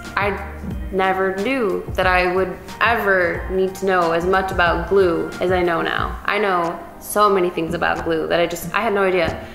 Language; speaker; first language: English; native; English